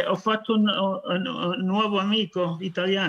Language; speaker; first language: Italian; early bilingual, heritage; Italian